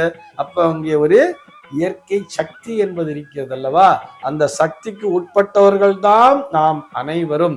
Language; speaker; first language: Tamil; native; Tamil